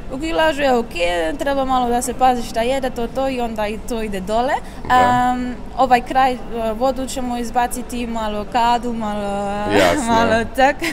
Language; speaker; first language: Croatian; early bilingual, heritage; Croatian